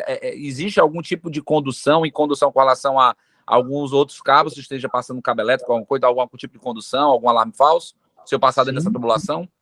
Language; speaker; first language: Portuguese; native; Portuguese